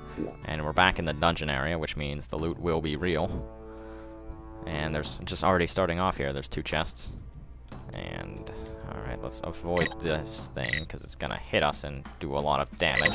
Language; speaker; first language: English; native; English